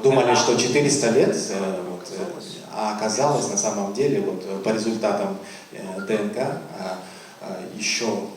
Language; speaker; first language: Russian; native; Russian